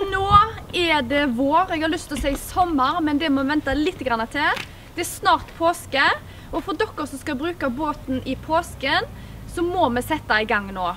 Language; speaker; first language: Norwegian; native; Norwegian